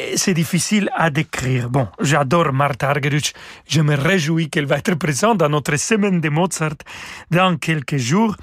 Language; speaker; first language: French; non-native, fluent; Spanish